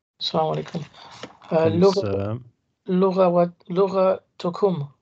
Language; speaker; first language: Arabic; non-native, learner; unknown